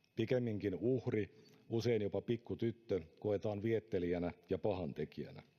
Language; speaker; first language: Finnish; native; Finnish